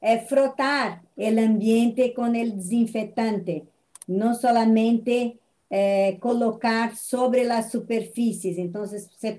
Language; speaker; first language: Spanish; non-native, fluent; Portuguese